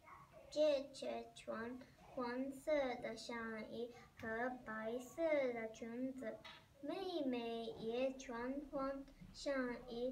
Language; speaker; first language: Chinese; non-native, learner; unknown